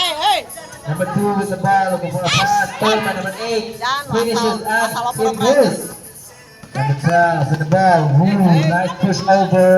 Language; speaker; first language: English; non-native, local second language; Indonesian